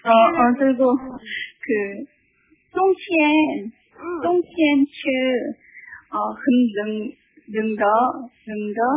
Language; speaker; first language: Chinese; non-native, learner; Korean